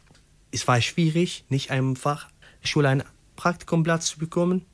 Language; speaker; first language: German; non-native, local second language; Arabic